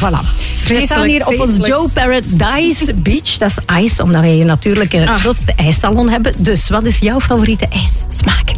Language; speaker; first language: Dutch; native; Dutch